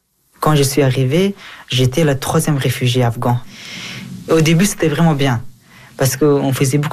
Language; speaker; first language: French; early bilingual, other home language; Persian